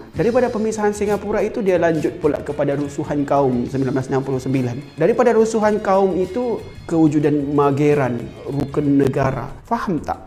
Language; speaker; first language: Malay; native; Malay